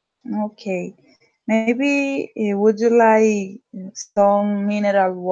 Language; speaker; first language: English; non-native, learner; Spanish